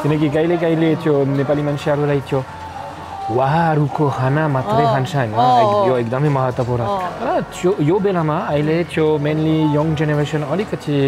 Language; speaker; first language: Nepali; non-native, learner; French